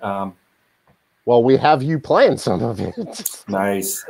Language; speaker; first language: English; native; English